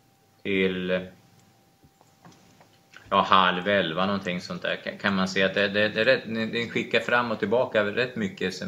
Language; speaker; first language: Swedish; native; Swedish